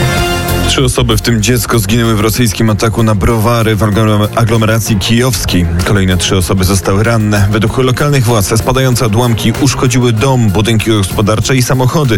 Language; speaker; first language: Polish; native; Polish